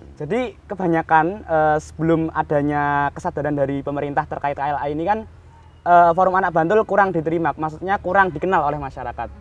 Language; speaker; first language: Indonesian; non-native, local second language; Javanese